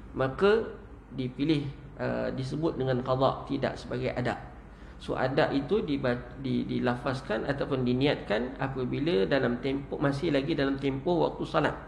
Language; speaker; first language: Malay; native; Malay